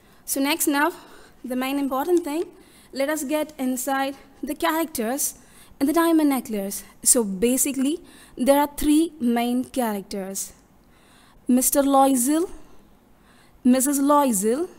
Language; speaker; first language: English; non-native, local second language; Tamil